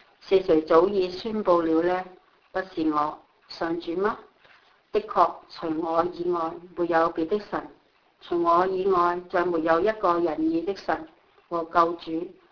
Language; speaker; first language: Chinese; non-native, local second language; Cantonese